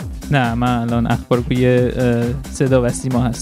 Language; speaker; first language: Persian; native; Persian